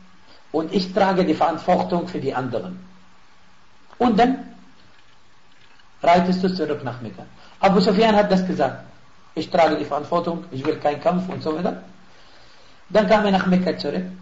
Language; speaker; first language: German; non-native, fluent; Arabic